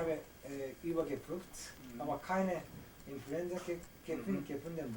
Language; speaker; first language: German; non-native, learner; Korean